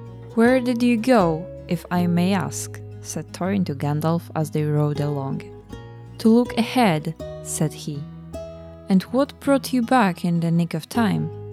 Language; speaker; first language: English; non-native, fluent; Polish